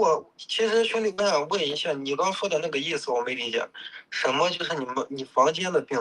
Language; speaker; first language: Chinese; native; Chinese